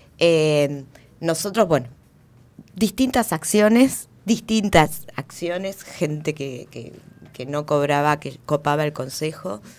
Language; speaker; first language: Spanish; native; Spanish